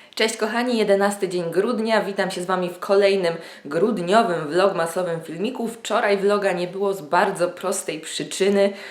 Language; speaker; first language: Polish; native; Polish